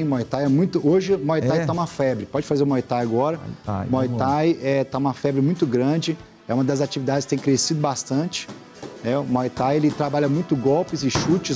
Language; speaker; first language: Portuguese; native; Portuguese